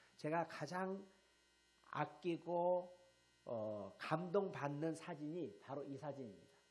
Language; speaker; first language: Korean; native; Korean